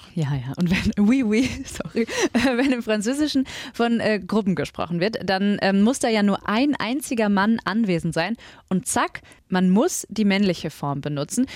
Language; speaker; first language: German; native; German